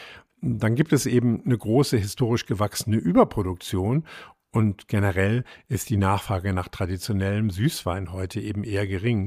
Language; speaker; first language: German; native; German